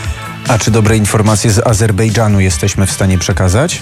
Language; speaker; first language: Polish; native; Polish